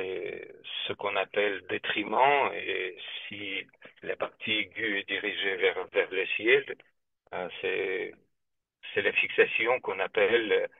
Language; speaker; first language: French; non-native, fluent; Russian